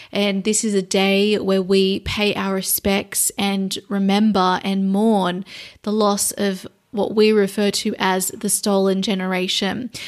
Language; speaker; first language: English; native; English